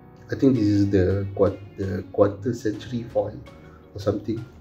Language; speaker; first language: English; non-native, local second language; Malay